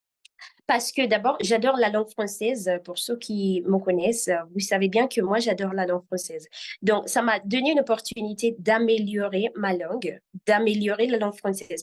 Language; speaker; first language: French; non-native, fluent; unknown